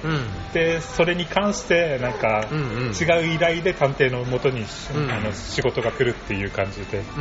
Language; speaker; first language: Japanese; native; Japanese